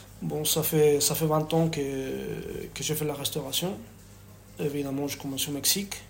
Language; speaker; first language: French; non-native, fluent; Spanish